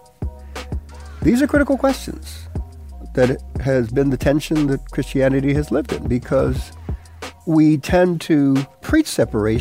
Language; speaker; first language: English; early bilingual, other home language; Spanish